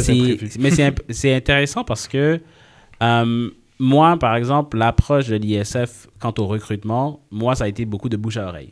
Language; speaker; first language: French; native; French